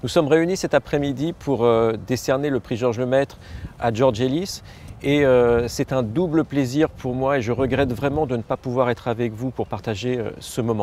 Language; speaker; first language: French; native; French